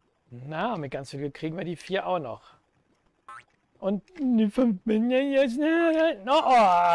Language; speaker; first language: German; native; German